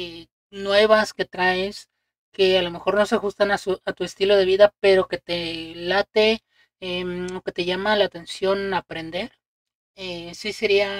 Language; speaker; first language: Spanish; native; Spanish